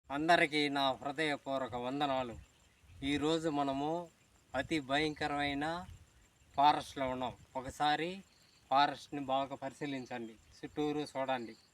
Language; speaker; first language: Telugu; native; Telugu